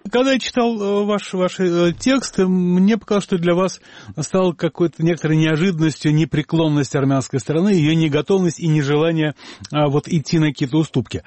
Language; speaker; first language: Russian; native; Russian